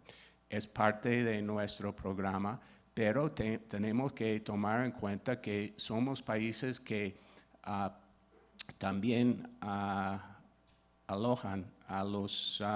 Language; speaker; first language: Spanish; non-native, fluent; English